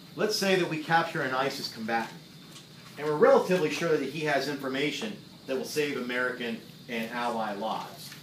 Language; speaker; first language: English; native; English